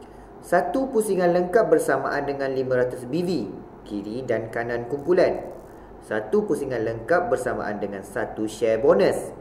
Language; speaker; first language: Malay; native; Malay